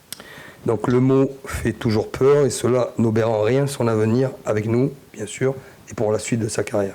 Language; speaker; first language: French; native; French